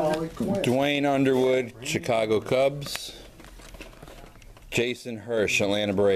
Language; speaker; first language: English; native; English